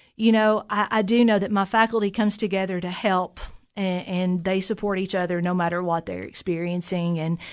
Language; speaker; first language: English; native; English